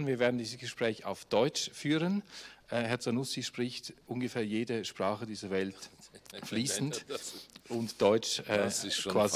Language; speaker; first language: German; native; German